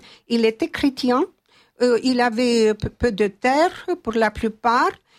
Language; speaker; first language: French; non-native, fluent; Romanian